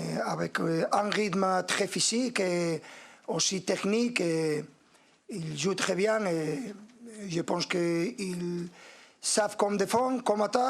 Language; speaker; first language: French; non-native, fluent; Spanish